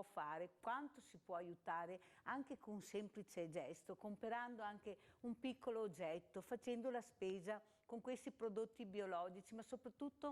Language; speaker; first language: Italian; native; Italian